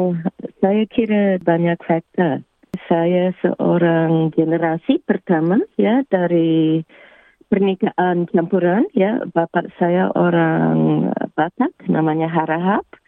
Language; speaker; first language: Indonesian; early bilingual, heritage; English